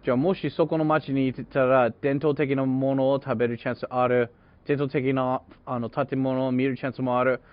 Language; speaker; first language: Japanese; non-native, fluent; English